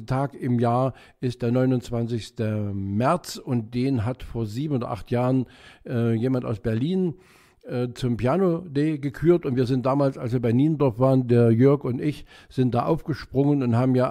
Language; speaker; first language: German; native; German